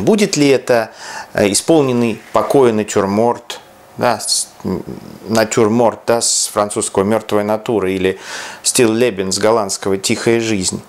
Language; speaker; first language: Russian; native; Russian